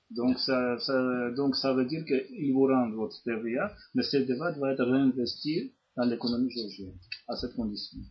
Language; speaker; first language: French; non-native, fluent; Georgian